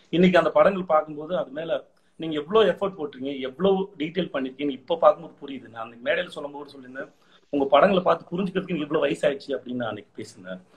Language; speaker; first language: Tamil; native; Tamil